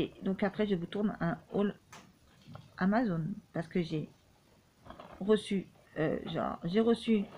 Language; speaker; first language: French; native; French